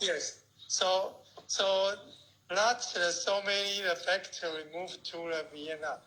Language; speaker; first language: English; non-native, learner; Chinese